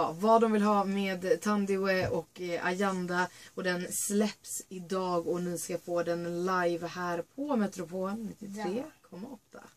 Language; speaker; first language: Swedish; native; Swedish